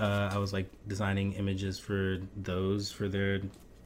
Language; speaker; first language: English; native; English